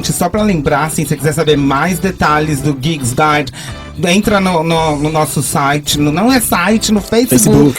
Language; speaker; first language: Portuguese; native; Portuguese